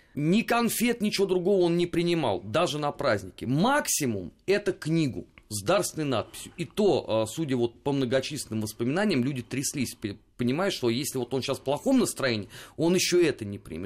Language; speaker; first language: Russian; native; Russian